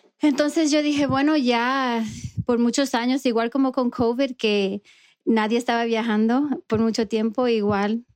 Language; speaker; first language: Spanish; early bilingual, heritage; Spanish